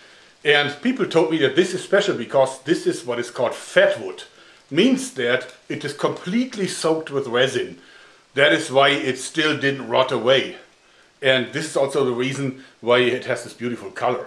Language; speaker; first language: English; non-native, fluent; German